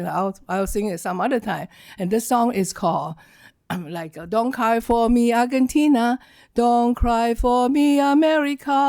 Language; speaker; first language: English; non-native, learner; Chinese